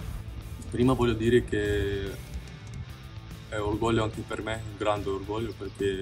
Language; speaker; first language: Italian; non-native, fluent; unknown